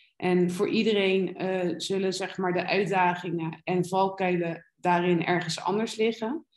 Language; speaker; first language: Dutch; native; Dutch